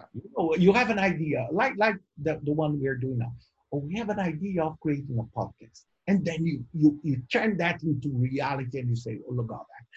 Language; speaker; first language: English; non-native, fluent; Portuguese